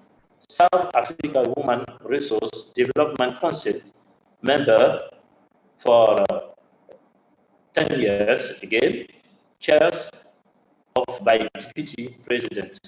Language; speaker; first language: English; non-native, learner; French